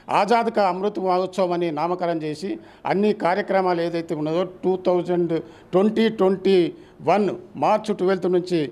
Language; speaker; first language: Telugu; native; Telugu